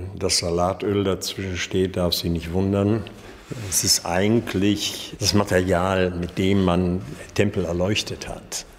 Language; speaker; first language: German; native; German